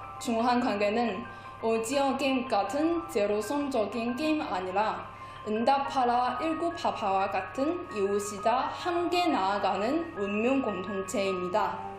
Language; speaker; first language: Korean; non-native, fluent; Chinese